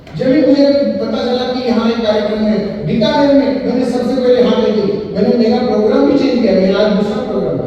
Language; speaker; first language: Hindi; non-native, local second language; Marathi